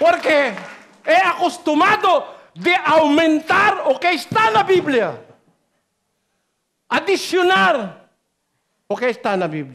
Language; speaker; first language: Portuguese; non-native, learner; Filipino